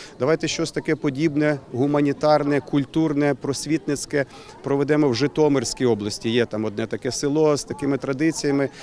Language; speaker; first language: Ukrainian; native; Ukrainian